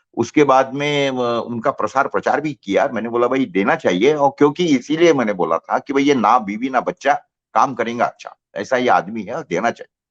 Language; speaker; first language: Hindi; non-native, local second language; Marathi